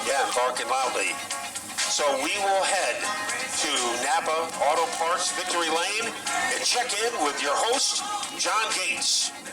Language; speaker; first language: English; native; English